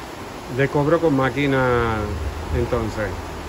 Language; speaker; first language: Spanish; native; Spanish